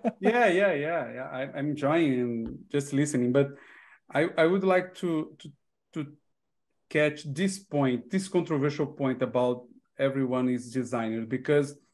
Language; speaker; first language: English; non-native, learner; Portuguese